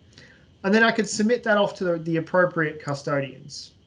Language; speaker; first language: English; native; English